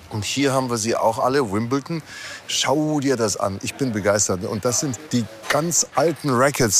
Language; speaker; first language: German; native; German